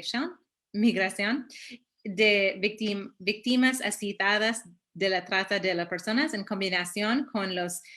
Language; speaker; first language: Spanish; early bilingual, heritage; Spanish